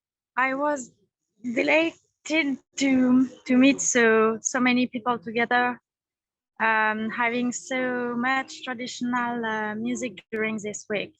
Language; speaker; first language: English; non-native, learner; French